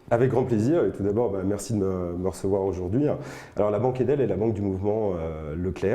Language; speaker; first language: French; native; French